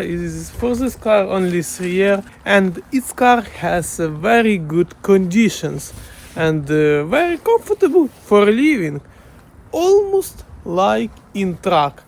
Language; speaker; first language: English; non-native, learner; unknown